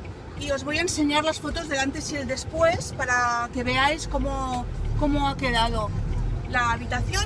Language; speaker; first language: Spanish; native; Spanish